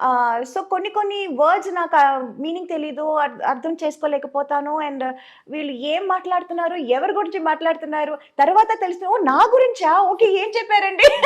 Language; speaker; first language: Telugu; non-native, local second language; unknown